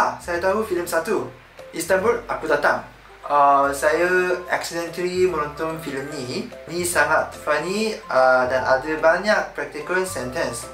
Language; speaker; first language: Malay; non-native, learner; Korean